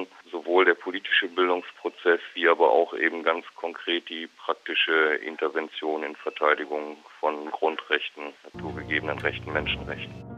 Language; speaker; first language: German; native; German